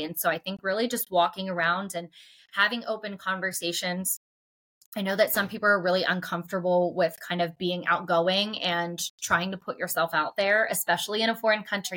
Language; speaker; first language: English; native; English